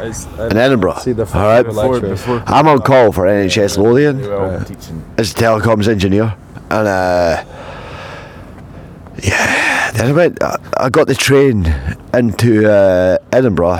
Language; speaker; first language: English; native; English